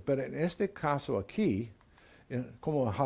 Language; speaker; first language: Spanish; non-native, learner; English